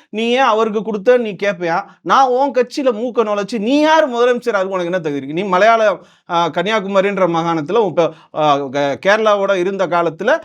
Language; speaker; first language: Tamil; non-native, local second language; Telugu